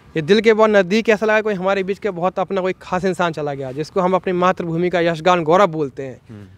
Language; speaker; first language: Hindi; native; Hindi